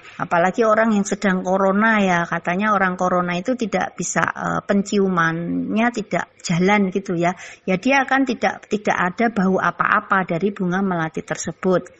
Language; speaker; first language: Indonesian; non-native, local second language; Javanese